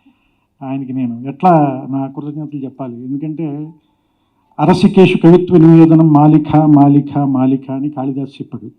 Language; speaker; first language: Telugu; native; Telugu